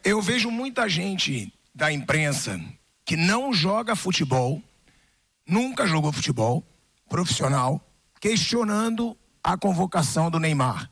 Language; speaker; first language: Portuguese; native; Portuguese